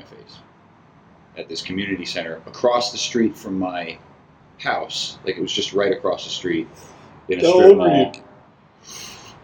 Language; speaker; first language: English; native; English